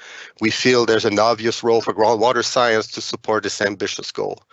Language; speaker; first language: English; non-native, fluent; French